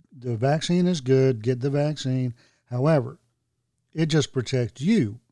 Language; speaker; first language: English; native; English